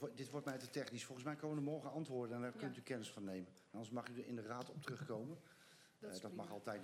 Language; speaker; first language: Dutch; native; Dutch